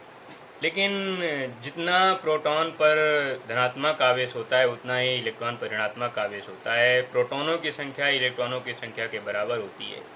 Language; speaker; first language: Hindi; native; Hindi